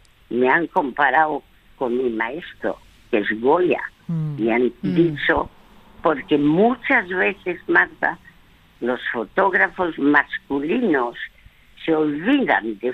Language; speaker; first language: Spanish; early bilingual, other home language; French